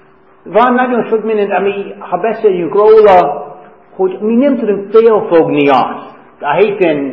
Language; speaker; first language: Hungarian; non-native, fluent; English